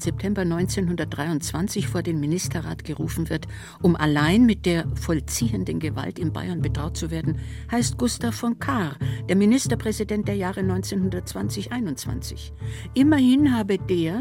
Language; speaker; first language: German; native; German